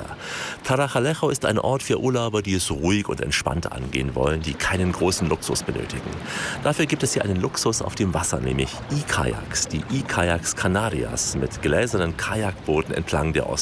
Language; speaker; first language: German; native; German